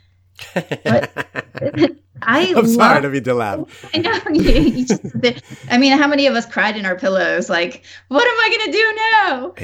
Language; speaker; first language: English; native; English